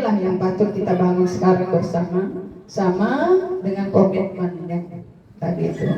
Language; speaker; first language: Indonesian; native; Indonesian